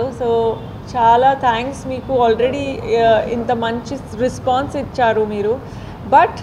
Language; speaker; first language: Telugu; non-native, fluent; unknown